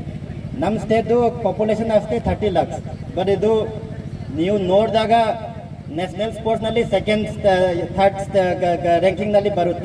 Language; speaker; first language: Kannada; non-native, fluent; Manipuri